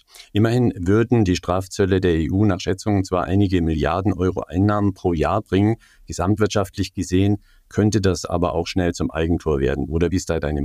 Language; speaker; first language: German; native; German